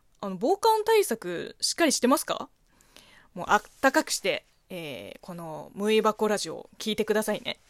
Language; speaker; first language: Japanese; non-native, fluent; Chinese